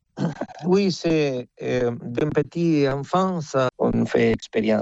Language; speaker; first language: French; non-native, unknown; Spanish